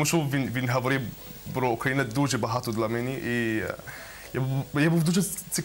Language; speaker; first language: Ukrainian; non-native, learner; Arabic